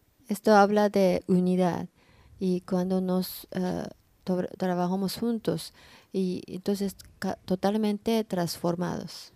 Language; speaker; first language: Spanish; non-native, learner; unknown